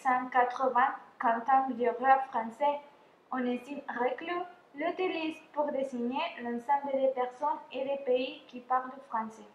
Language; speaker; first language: French; non-native, fluent; Spanish